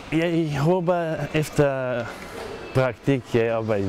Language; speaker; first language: Danish; non-native, learner; Arabic